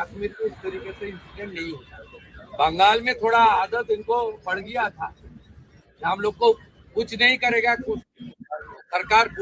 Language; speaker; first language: Hindi; non-native, local second language; Bangla